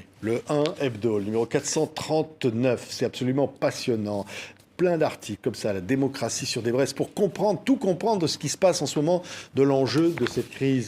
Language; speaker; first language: French; native; French